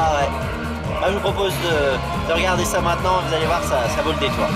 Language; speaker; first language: French; native; French